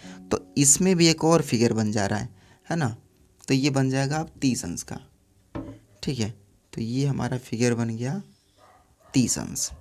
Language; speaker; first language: Hindi; native; Hindi